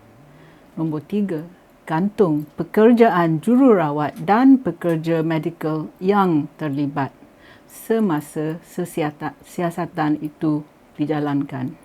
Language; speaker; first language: Malay; native; Malay